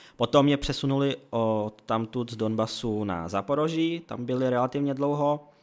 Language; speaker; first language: Czech; early bilingual, other home language; Ukrainian